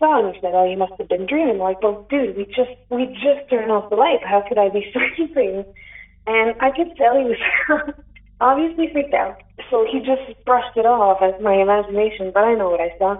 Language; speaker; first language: English; non-native, fluent; French